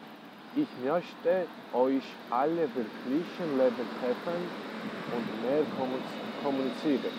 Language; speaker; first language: German; non-native, learner; Georgian